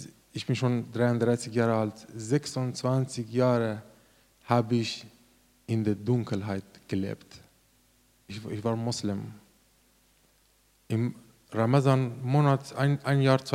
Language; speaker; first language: German; non-native, learner; Persian